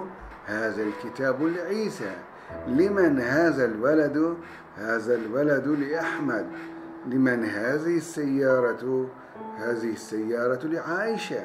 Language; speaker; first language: Arabic; non-native, fluent; Turkish